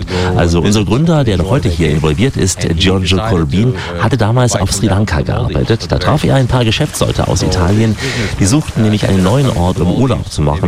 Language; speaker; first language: German; native; German